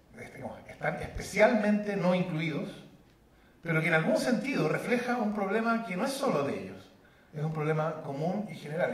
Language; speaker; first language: Spanish; native; Spanish